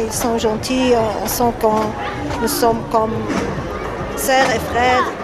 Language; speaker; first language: French; non-native, fluent; Arabic